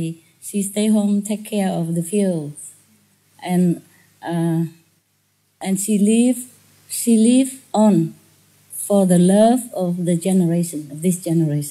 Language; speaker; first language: English; non-native, fluent; Vietnamese